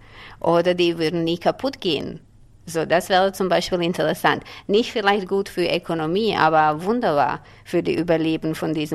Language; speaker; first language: German; non-native, fluent; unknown